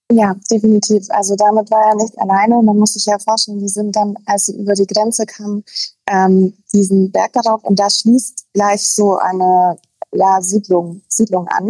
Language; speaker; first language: German; native; German